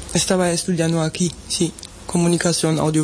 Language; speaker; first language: Spanish; non-native, fluent; German